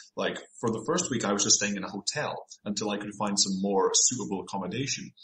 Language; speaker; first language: English; native; English